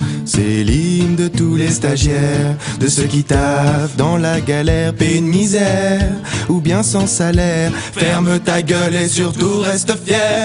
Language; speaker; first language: French; native; French